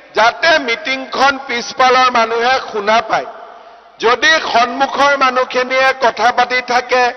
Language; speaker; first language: Assamese; native; Assamese